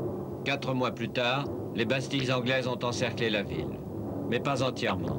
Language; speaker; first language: French; native; French